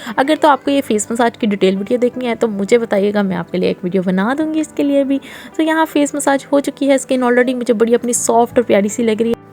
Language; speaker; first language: Urdu; native; Urdu